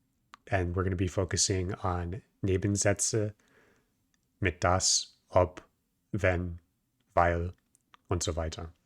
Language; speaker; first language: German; non-native, fluent; English